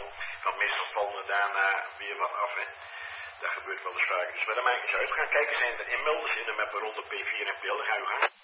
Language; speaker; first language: Dutch; native; Dutch